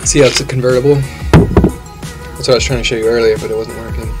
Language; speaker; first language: English; native; English